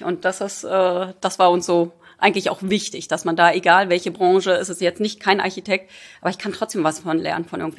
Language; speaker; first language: German; native; German